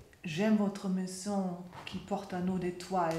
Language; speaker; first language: French; non-native, fluent; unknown